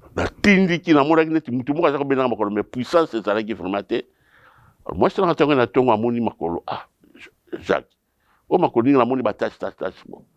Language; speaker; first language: Lingala; non-native, local second language; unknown